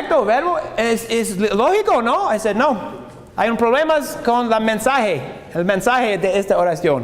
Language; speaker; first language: Spanish; non-native, learner; English